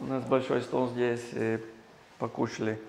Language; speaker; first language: Russian; non-native, learner; English